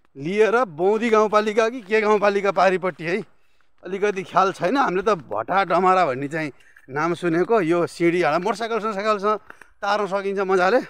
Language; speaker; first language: Nepali; native; Nepali